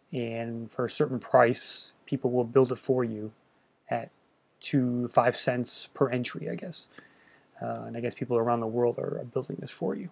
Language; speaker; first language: English; native; English